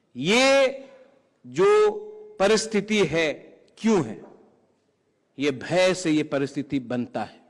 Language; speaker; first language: Hindi; non-native, local second language; Kok Borok